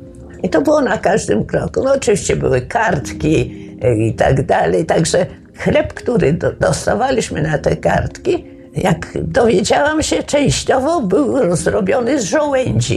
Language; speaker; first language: Polish; native; Polish